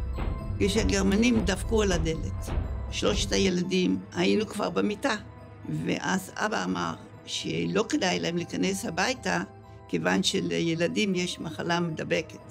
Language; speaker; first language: Hebrew; early bilingual, other home language; Dutch